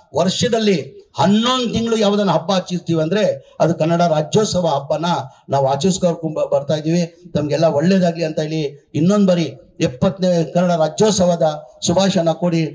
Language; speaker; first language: Kannada; non-native, local second language; Urdu